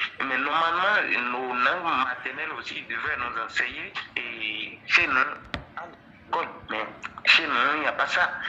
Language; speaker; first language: French; non-native, local second language; Fon